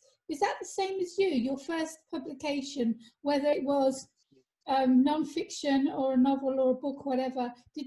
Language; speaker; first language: English; native; English